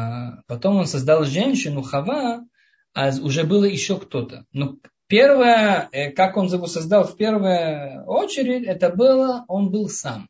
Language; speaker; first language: Russian; early bilingual, heritage; Russian